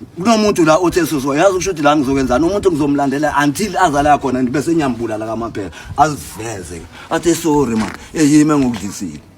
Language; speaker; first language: Zulu; native; Zulu